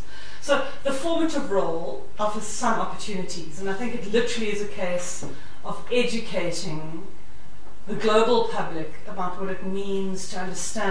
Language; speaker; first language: English; native; English